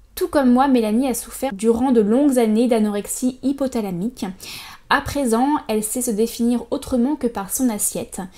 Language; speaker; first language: French; native; French